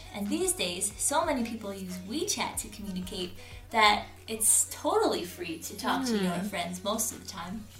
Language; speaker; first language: English; native; English